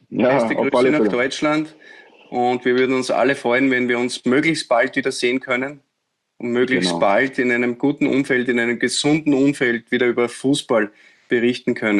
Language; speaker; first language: German; native; German